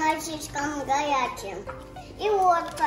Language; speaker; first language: Russian; early bilingual, heritage; Russian